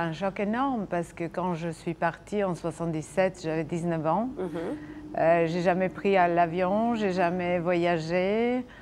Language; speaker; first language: French; non-native, fluent; Serbian